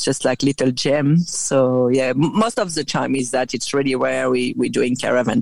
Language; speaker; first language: English; non-native, fluent; French